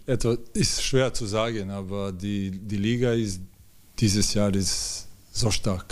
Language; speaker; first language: German; non-native, fluent; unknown